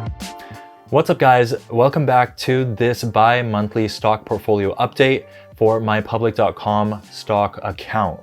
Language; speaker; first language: English; native; English